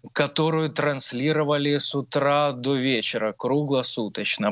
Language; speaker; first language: Russian; non-native, local second language; Ukrainian